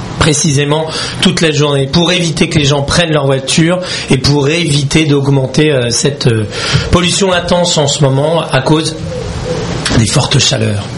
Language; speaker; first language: French; native; French